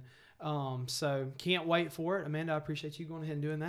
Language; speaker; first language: English; native; English